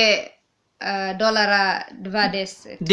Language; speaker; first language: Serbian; non-native, learner; English